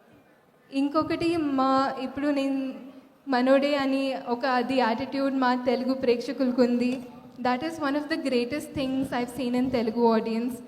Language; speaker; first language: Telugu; non-native, fluent; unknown